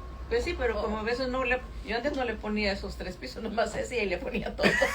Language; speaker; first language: Spanish; native; Spanish